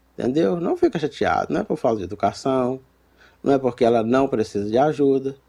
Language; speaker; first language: Portuguese; native; Portuguese